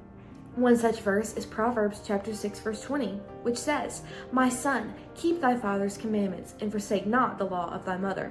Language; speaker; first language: English; native; English